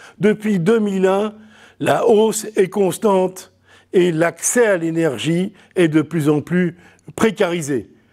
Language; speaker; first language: French; native; French